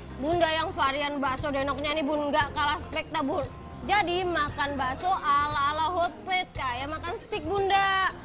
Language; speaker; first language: Indonesian; native; Indonesian